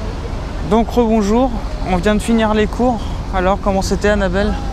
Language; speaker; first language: French; native; French